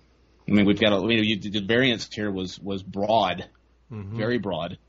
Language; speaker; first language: English; native; English